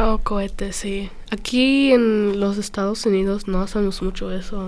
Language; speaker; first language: Spanish; early bilingual, other home language; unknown